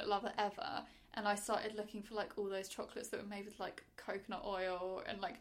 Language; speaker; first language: English; native; English